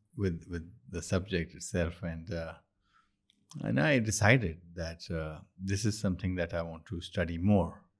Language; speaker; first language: English; non-native, local second language; Urdu